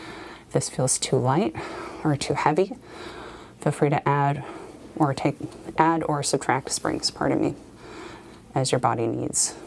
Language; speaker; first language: English; native; English